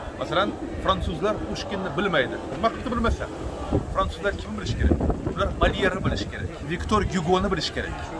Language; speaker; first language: Uzbek; non-native, local second language; Russian